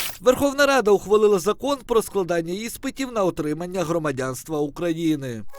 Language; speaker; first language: Ukrainian; native; Ukrainian